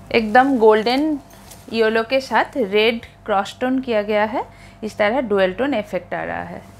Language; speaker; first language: Hindi; non-native, local second language; Bangla